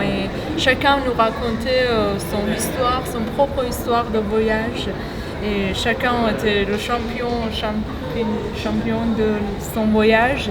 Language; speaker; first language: French; non-native, fluent; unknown